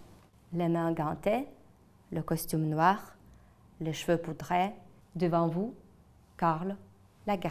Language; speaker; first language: French; non-native, fluent; Ukrainian